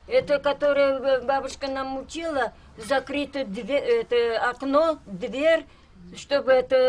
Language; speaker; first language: Russian; non-native, local second language; Crimean Tatar